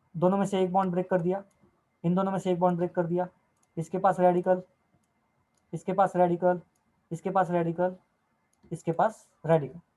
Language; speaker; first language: Hindi; non-native, local second language; Marathi